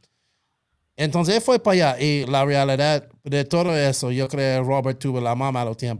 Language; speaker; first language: Spanish; non-native, local second language; English